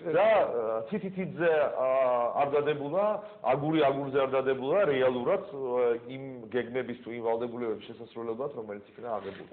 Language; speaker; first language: Georgian; native; Georgian